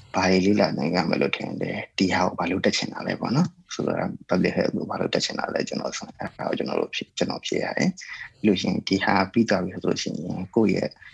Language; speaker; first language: Burmese; native; Burmese